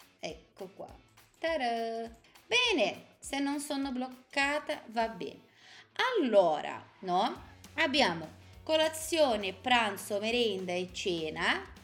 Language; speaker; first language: Italian; non-native, fluent; Portuguese